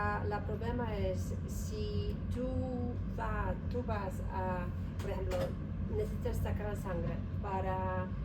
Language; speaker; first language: Spanish; non-native, learner; Polish